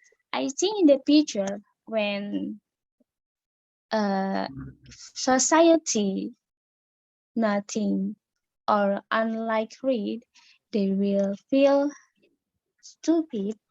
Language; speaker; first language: English; non-native, learner; Indonesian